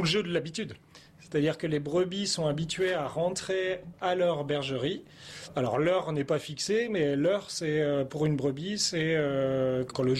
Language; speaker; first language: French; native; French